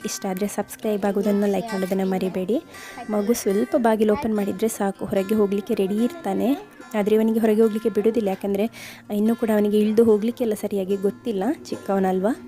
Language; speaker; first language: Kannada; non-native, local second language; Konkani